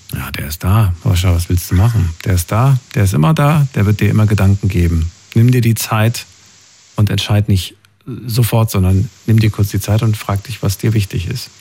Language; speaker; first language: German; native; German